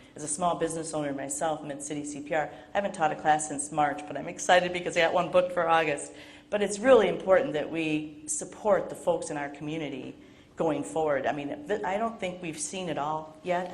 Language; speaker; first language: English; native; English